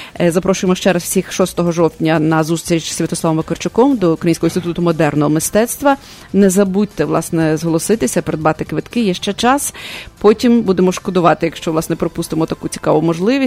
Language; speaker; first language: Ukrainian; native; Ukrainian